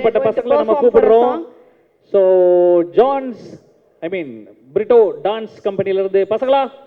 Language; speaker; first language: Tamil; native; Tamil